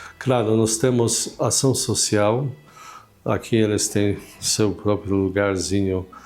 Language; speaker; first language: Portuguese; non-native, fluent; Polish